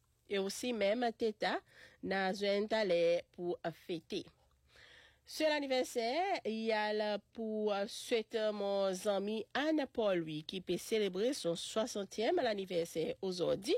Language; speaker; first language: French; non-native, local second language; Seselwa Creole French